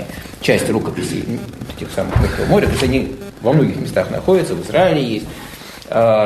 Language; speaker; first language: Russian; native; Russian